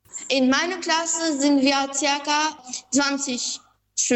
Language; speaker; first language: German; non-native, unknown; Albanian